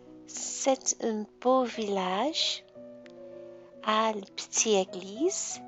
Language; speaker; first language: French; non-native, learner; English